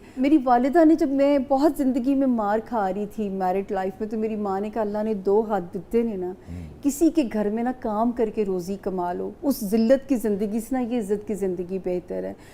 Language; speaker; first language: Urdu; non-native, local second language; Punjabi